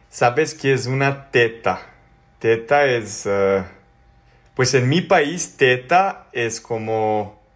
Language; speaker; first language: Spanish; non-native, learner; Serbian